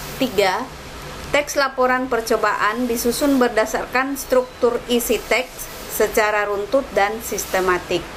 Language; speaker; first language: Indonesian; native; Indonesian